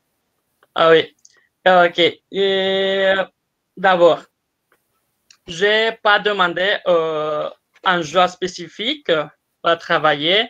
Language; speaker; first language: French; non-native, fluent; Spanish